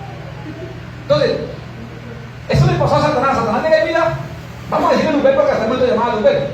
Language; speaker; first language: Spanish; native; Spanish